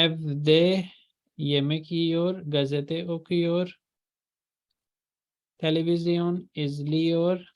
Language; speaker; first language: Turkish; non-native, fluent; Urdu